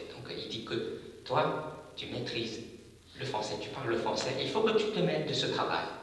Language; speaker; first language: French; non-native, fluent; Chinese